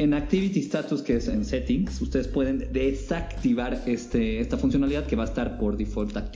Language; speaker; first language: Spanish; native; Spanish